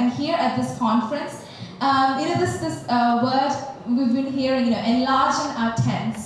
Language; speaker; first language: English; native; English